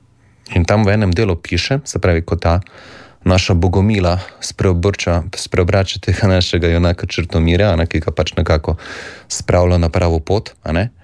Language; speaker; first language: Slovenian; native; Slovenian